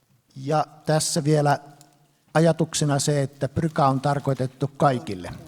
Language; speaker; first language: Finnish; native; Finnish